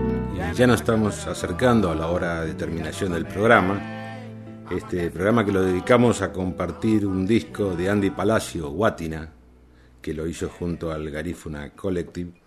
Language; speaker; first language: Spanish; native; Spanish